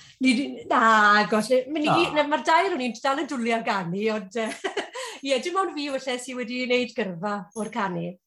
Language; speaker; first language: Welsh; native; Welsh